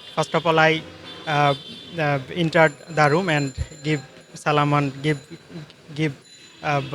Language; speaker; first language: English; non-native, learner; Bangla